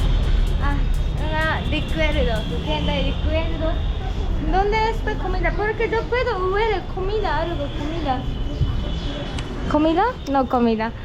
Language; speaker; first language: Spanish; non-native, learner; Japanese